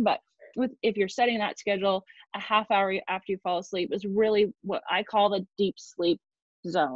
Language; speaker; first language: English; native; English